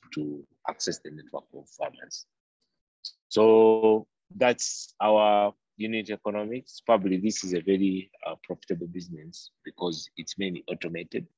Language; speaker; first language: English; non-native, local second language; Ganda